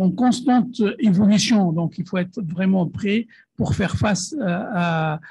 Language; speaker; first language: French; non-native, local second language; Arabic